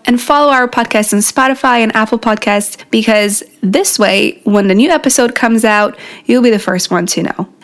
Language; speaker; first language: English; non-native, fluent; Polish